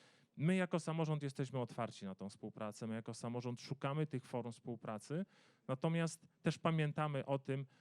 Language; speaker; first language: Polish; native; Polish